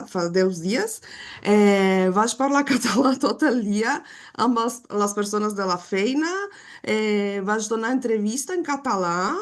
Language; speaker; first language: Catalan; non-native, fluent; Portuguese